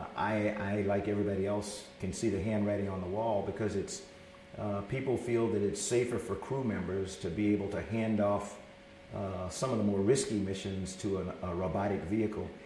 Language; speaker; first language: English; native; English